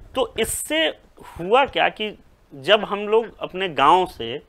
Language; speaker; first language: Hindi; native; Hindi